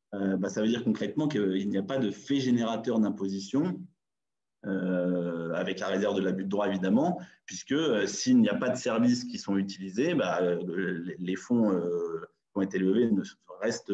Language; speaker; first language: French; native; French